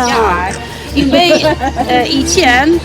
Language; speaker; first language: Chinese; non-native, learner; Persian